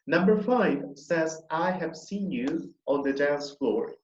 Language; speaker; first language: English; non-native, fluent; Spanish